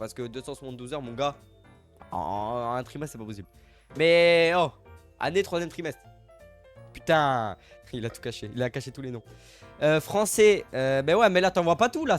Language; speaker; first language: French; native; French